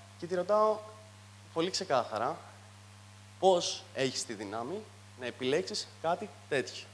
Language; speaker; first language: Greek; native; Greek